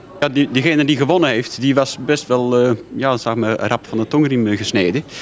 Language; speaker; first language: Dutch; native; Dutch